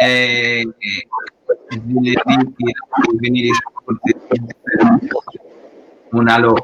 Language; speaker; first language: French; non-native, learner; Portuguese